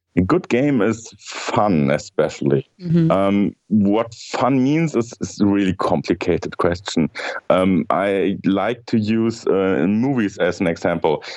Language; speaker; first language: English; non-native, fluent; German